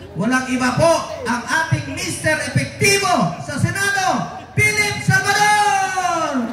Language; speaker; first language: Filipino; non-native, local second language; Cebuano